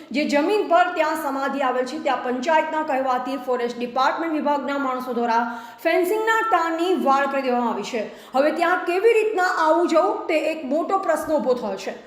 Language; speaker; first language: Gujarati; native; Gujarati